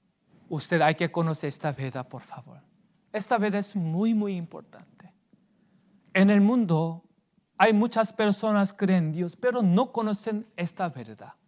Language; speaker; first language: Spanish; non-native, fluent; Korean